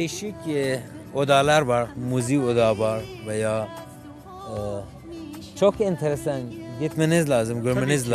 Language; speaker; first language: Turkish; non-native, fluent; Persian